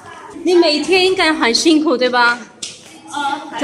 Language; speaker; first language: Chinese; non-native, learner; Urdu